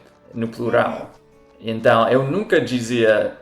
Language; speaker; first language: Portuguese; non-native, fluent; English